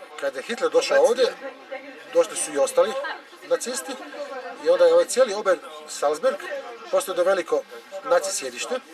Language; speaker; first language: Croatian; native; Croatian